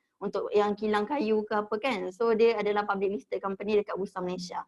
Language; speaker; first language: Malay; native; Malay